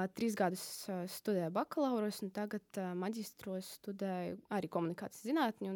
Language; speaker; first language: Latvian; non-native, local second language; Russian